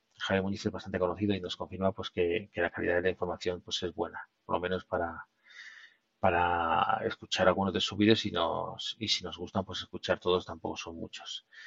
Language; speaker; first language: Spanish; native; Spanish